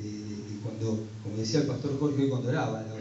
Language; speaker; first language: Spanish; native; Spanish